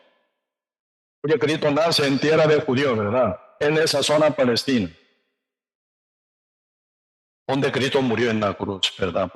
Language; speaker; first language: Spanish; non-native, learner; Korean